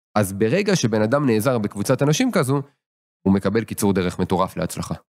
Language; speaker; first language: Hebrew; native; Hebrew